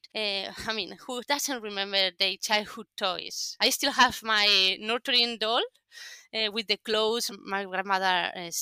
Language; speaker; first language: English; non-native, fluent; Spanish